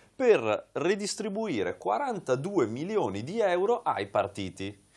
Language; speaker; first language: Italian; native; Italian